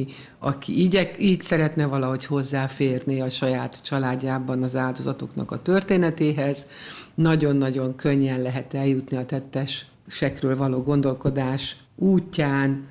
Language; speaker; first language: Hungarian; native; Hungarian